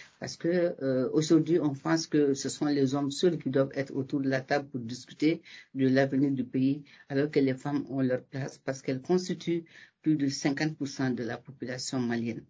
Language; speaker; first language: French; non-native, local second language; Bambara